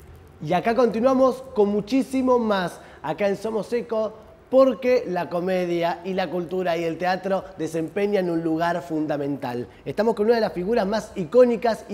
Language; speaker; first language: Spanish; native; Spanish